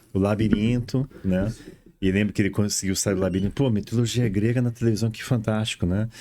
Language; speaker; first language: Portuguese; early bilingual, other home language; English